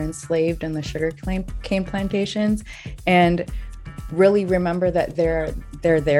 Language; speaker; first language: English; native; English